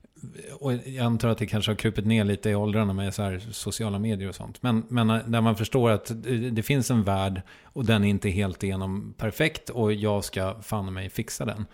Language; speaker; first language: Swedish; native; Swedish